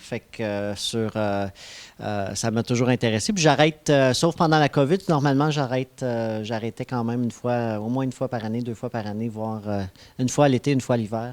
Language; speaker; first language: French; native; French